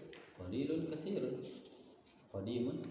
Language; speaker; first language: Arabic; non-native, fluent; Indonesian